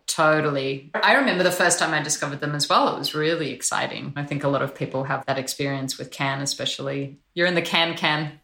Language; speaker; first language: English; non-native, local second language; Polish